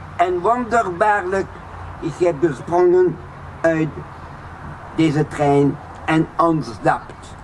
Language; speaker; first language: Dutch; non-native, local second language; French